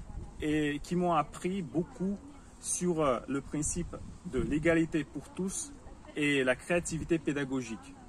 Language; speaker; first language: French; non-native, fluent; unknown